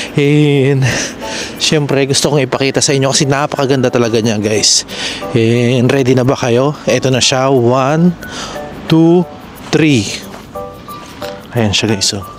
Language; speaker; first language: Filipino; native; Filipino